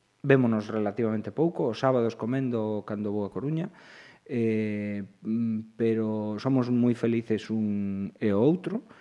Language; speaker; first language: Galician; native; Galician